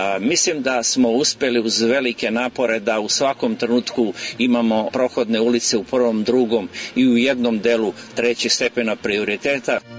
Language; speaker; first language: Serbian; native; Serbian